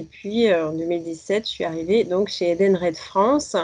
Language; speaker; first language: French; native; French